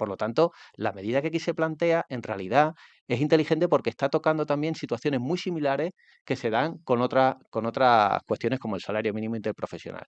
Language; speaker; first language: Spanish; native; Spanish